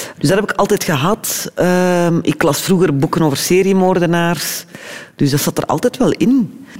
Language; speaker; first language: Dutch; early bilingual, other home language; Turkish